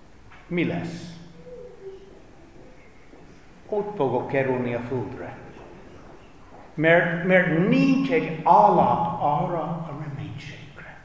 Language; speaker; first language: Hungarian; non-native, fluent; English